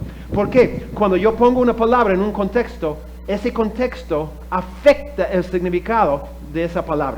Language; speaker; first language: Spanish; non-native, fluent; English